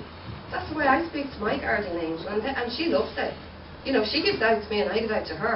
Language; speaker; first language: English; native; English